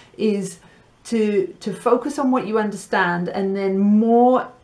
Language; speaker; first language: English; native; English